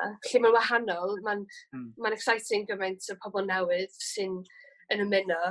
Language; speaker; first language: Welsh; native; Welsh